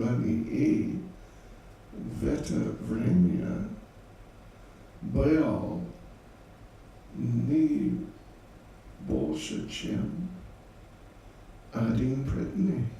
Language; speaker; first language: Russian; non-native, learner; English